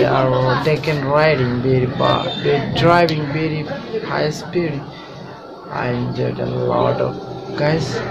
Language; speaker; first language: English; non-native, learner; Bangla